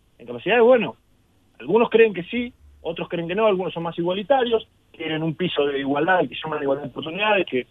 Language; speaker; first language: Spanish; native; Spanish